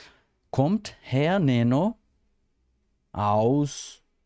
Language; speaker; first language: German; non-native, fluent; Portuguese